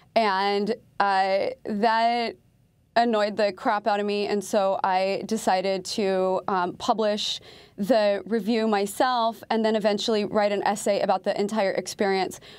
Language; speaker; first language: English; native; English